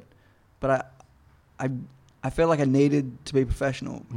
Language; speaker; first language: English; native; English